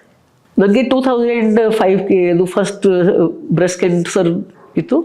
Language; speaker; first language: Kannada; non-native, local second language; Hindi